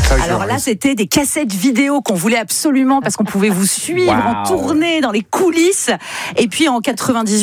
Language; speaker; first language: French; native; French